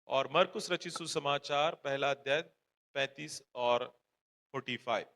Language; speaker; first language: Hindi; non-native, local second language; Marathi